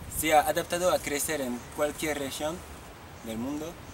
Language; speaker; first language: Spanish; non-native, learner; Haitian Creole